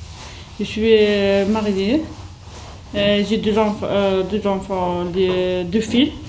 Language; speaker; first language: French; non-native, learner; Kabyle